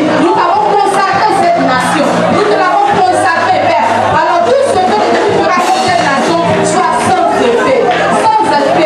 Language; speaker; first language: French; non-native, local second language; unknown